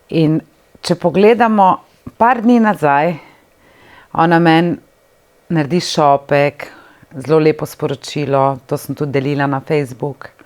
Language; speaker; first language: Slovenian; native; Slovenian